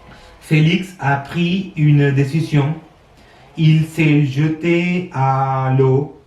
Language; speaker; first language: French; non-native, learner; Sinhala